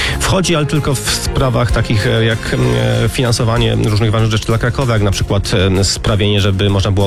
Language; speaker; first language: Polish; native; Polish